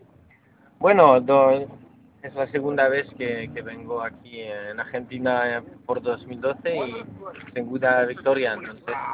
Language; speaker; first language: Spanish; non-native, fluent; French